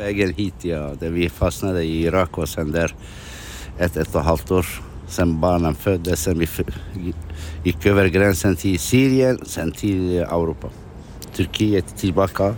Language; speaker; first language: Swedish; non-native, fluent; Kurdish